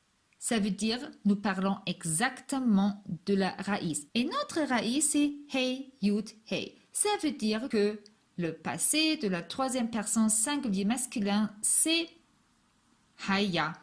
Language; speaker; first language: French; non-native, fluent; Hebrew